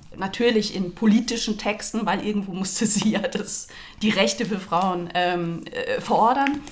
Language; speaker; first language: German; native; German